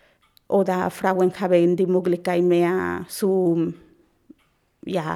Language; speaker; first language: German; non-native, learner; Spanish